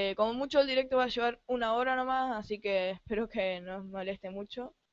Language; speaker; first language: Spanish; native; Spanish